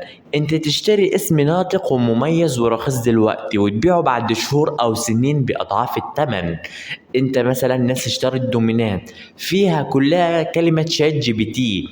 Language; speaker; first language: Arabic; native; Arabic